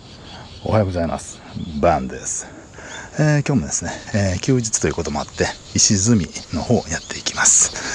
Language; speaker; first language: Japanese; native; Japanese